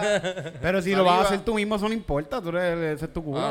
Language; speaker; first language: Spanish; native; Spanish